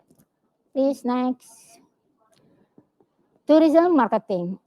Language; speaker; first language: English; non-native, learner; Indonesian